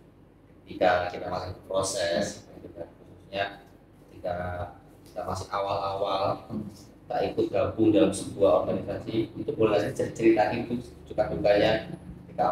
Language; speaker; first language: Indonesian; native; Indonesian